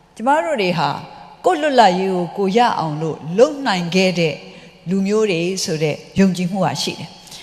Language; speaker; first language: Burmese; native; Burmese